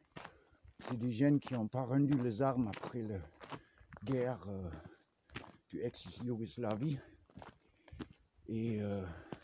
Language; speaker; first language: French; non-native, fluent; German